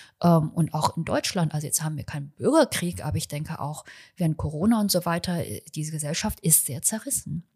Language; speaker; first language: German; early bilingual, other home language; Chinese